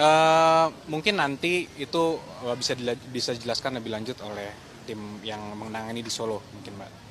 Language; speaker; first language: Indonesian; native; Indonesian